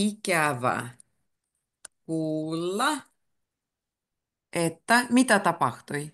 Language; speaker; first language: Finnish; native; Finnish